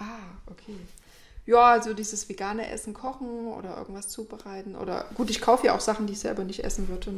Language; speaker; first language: German; native; German